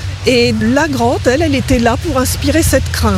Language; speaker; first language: French; native; French